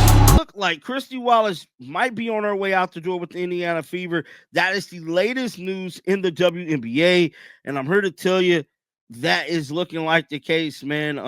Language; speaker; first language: English; native; English